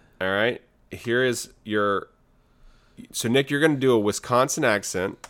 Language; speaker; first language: English; native; English